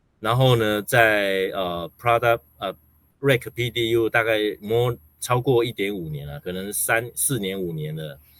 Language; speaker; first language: Chinese; native; Chinese